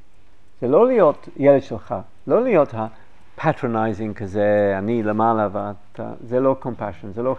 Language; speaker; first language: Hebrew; non-native, fluent; English